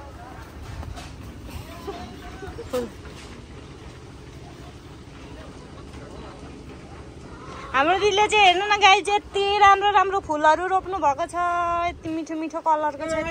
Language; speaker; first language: Nepali; native; Nepali